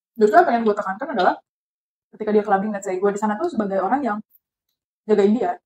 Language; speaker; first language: Indonesian; native; Indonesian